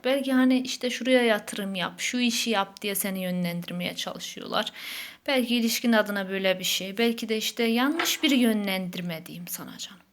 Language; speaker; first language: Turkish; native; Turkish